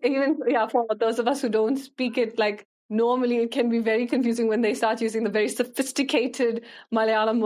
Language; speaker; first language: English; early bilingual, other home language; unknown